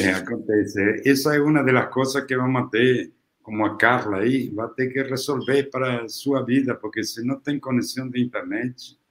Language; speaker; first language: Portuguese; non-native, fluent; Italian